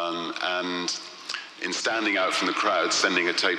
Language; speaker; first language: English; native; English